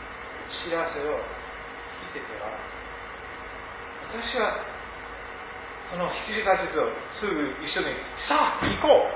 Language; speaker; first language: Japanese; non-native, fluent; English